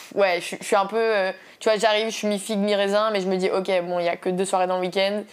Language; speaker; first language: French; native; French